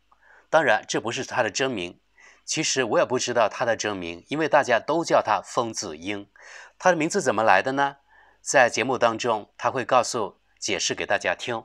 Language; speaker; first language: Chinese; native; Chinese